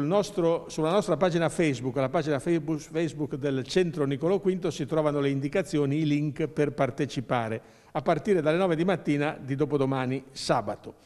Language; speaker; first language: Italian; native; Italian